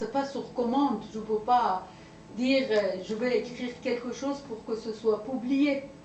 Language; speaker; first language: French; non-native, fluent; Persian